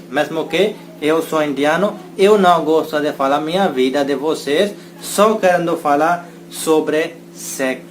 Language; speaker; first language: Portuguese; non-native, learner; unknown